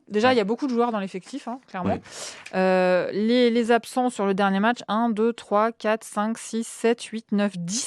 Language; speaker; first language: French; native; French